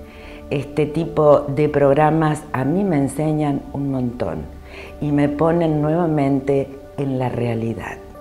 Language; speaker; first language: Spanish; native; Spanish